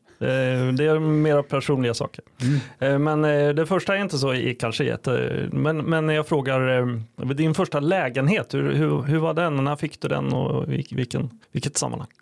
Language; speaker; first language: Swedish; native; Swedish